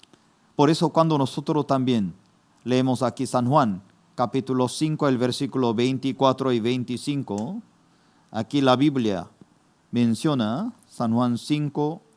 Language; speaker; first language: Spanish; non-native, fluent; Korean